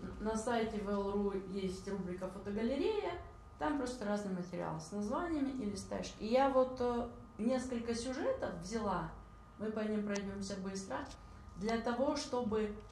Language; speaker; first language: Russian; native; Russian